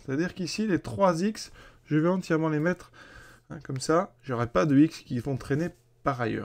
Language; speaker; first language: French; native; French